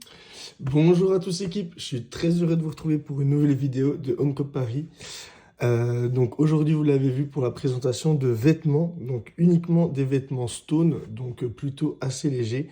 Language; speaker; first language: French; native; French